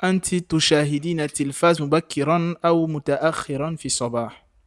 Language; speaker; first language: Arabic; non-native, fluent; French